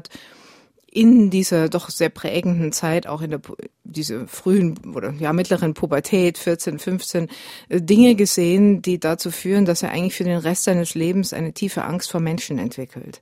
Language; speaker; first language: German; native; German